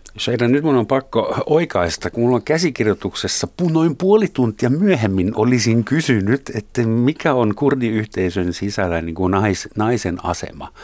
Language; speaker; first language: Finnish; native; Finnish